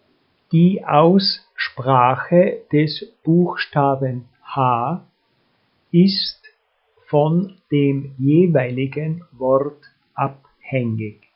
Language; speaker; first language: German; native; German